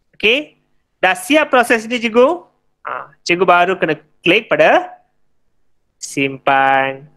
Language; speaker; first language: Malay; non-native, local second language; Tamil